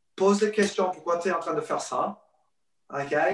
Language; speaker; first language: French; non-native, fluent; English